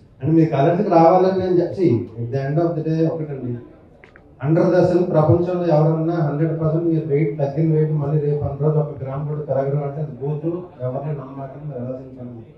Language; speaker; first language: Telugu; native; Telugu